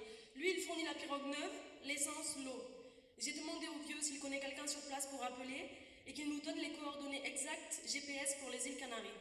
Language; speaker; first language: French; non-native, local second language; Wolof